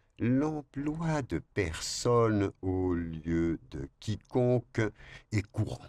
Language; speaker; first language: French; non-native, fluent; Spanish